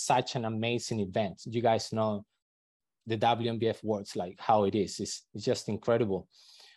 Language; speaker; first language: English; non-native, fluent; Spanish